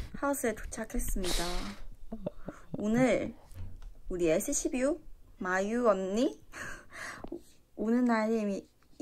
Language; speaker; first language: Korean; non-native, learner; Chinese